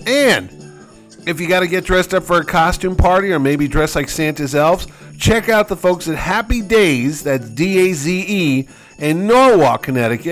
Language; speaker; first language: English; native; English